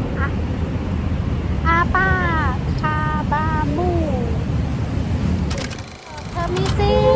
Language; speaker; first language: Indonesian; non-native, learner; Thai